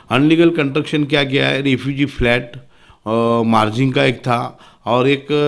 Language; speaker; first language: Hindi; non-native, local second language; Marathi